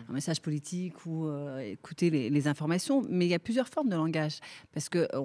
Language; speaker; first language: French; native; French